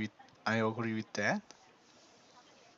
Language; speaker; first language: English; non-native, learner; Korean